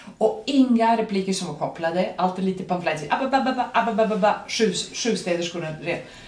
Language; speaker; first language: Swedish; non-native, fluent; Serbian